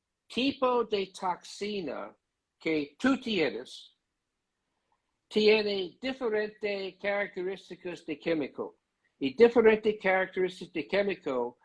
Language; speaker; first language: Spanish; non-native, learner; English